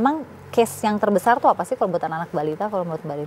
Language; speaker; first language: Indonesian; native; Indonesian